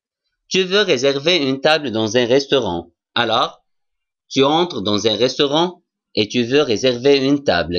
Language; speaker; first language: French; non-native, fluent; Arabic